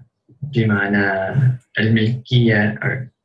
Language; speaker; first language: Arabic; non-native, learner; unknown